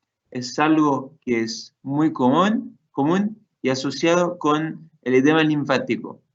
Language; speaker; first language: Spanish; non-native, fluent; Portuguese